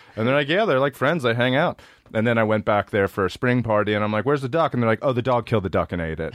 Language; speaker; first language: English; native; English